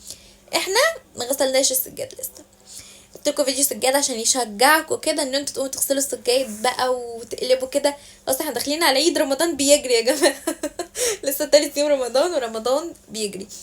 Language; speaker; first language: Arabic; native; Arabic